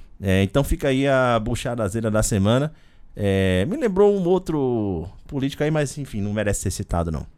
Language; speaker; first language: Portuguese; native; Portuguese